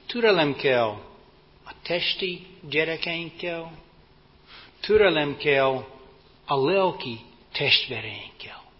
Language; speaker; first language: Hungarian; non-native, fluent; English